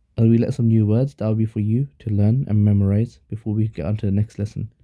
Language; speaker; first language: English; native; English